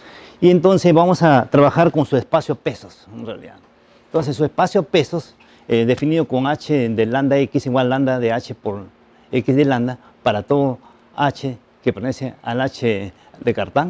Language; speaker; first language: Spanish; native; Spanish